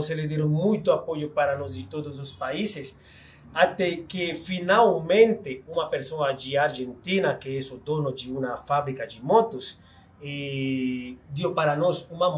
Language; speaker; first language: Portuguese; non-native, fluent; Spanish